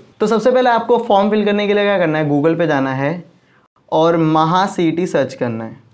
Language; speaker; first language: Hindi; non-native, local second language; Marwari